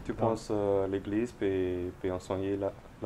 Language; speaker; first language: French; non-native, learner; English